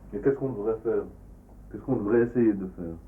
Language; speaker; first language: French; native; French